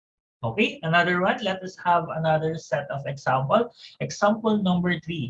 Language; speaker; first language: English; non-native, local second language; Filipino